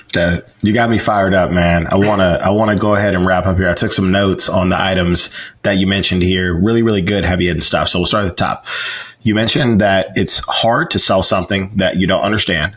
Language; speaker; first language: English; native; English